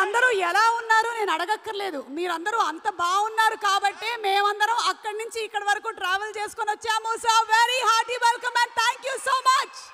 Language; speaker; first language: Telugu; native; Telugu